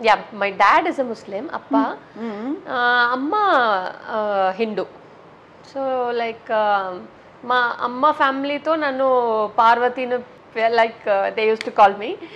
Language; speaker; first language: Telugu; non-native, local second language; Tamil